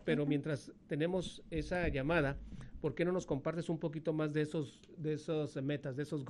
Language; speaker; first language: Spanish; native; Spanish